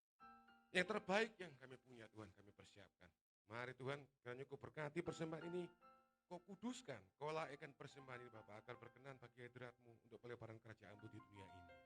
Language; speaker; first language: Indonesian; native; Indonesian